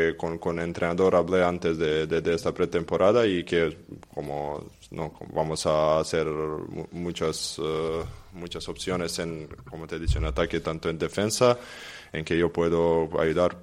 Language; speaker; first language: Spanish; non-native, fluent; Serbian